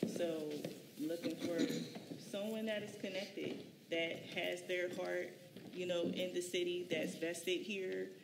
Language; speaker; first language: English; native; English